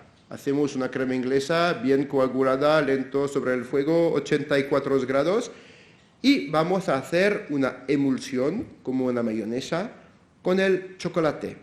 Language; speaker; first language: Spanish; non-native, fluent; French